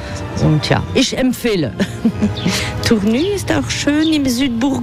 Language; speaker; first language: German; non-native, fluent; French